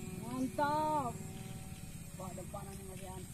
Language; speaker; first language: Indonesian; native; Indonesian